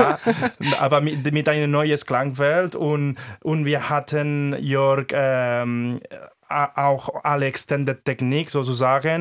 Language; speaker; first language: German; non-native, fluent; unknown